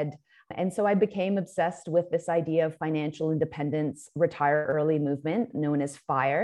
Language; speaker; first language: English; native; English